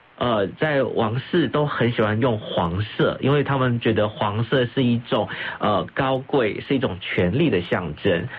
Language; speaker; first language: Chinese; native; Chinese